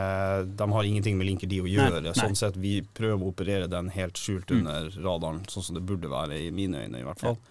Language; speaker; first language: Norwegian; native; Norwegian